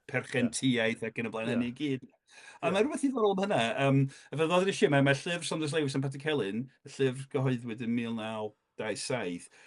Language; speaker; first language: Welsh; non-native, fluent; English